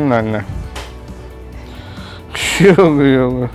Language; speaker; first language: Dutch; non-native, learner; Spanish